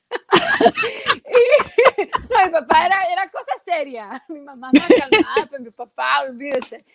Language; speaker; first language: Spanish; early bilingual, heritage; Spanish